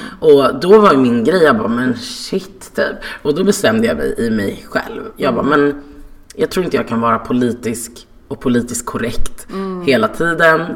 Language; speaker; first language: Swedish; native; Swedish